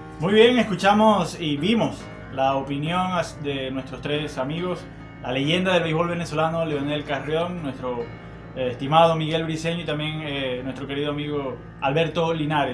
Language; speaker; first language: Spanish; native; Spanish